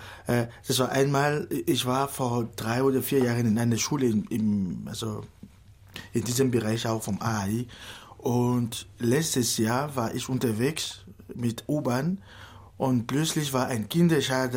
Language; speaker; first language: German; non-native, fluent; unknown